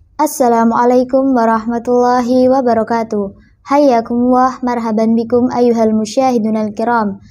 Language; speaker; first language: Arabic; non-native, learner; Indonesian